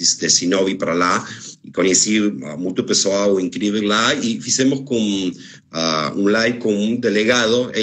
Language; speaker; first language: Portuguese; non-native, fluent; Spanish